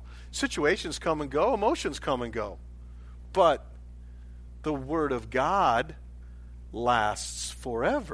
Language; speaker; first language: English; native; English